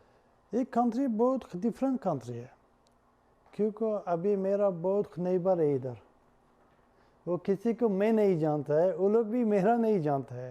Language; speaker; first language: Hindi; non-native, learner; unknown